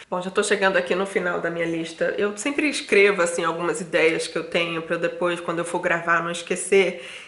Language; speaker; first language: Portuguese; native; Portuguese